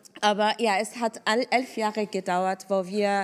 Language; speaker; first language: German; non-native, fluent; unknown